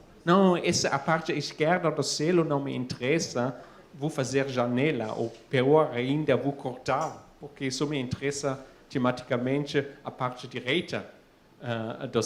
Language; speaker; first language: Portuguese; non-native, fluent; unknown